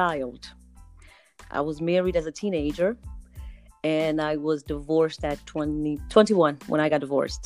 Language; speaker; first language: English; non-native, fluent; Kabuverdianu